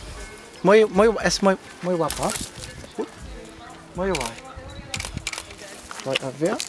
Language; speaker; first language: Spanish; non-native, learner; German